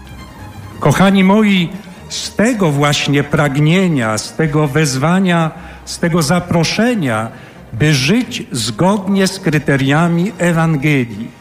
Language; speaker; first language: Polish; native; Polish